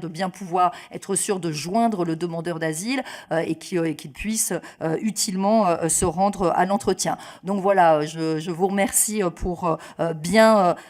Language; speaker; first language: French; native; French